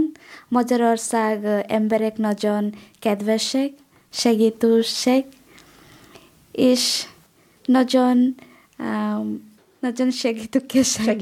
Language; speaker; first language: Hungarian; non-native, learner; Odia